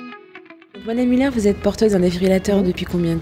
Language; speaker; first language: French; native; French